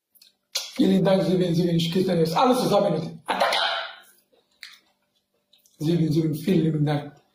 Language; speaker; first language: German; non-native, learner; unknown